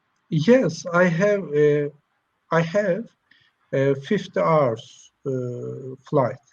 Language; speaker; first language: English; non-native, learner; Turkish